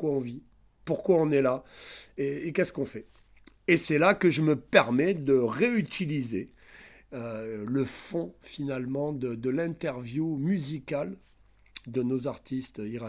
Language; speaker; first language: French; native; French